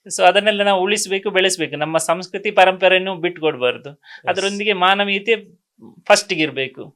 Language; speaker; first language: Kannada; non-native, local second language; Tulu